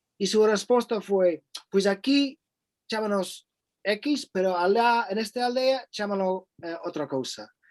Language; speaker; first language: Galician; non-native, fluent; English